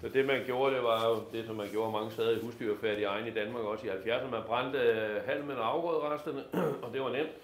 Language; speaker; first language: Danish; native; Danish